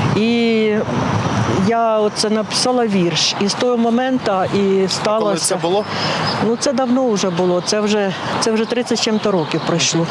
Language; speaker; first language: Ukrainian; non-native, local second language; Russian